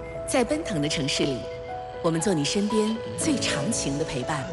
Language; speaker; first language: Chinese; native; Chinese